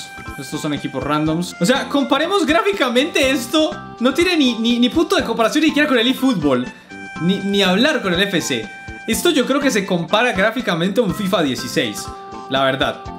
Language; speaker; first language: Spanish; native; Spanish